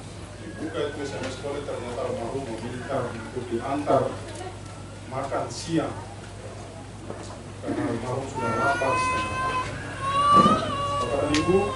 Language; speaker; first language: Indonesian; native; Indonesian